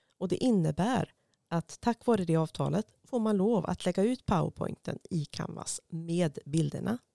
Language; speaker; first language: Swedish; native; Swedish